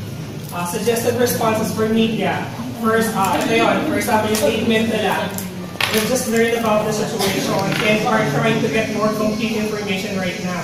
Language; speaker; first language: English; non-native, local second language; Filipino